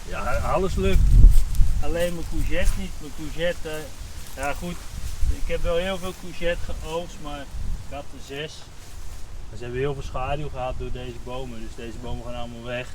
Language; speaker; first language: Dutch; native; Dutch